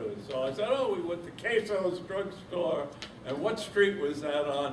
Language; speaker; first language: English; native; English